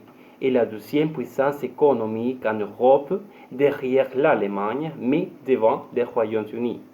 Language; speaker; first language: French; non-native, learner; Spanish